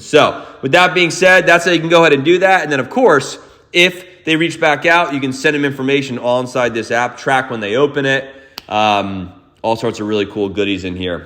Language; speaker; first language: English; native; English